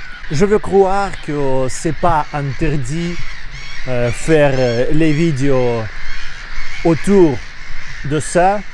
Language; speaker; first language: French; non-native, learner; Russian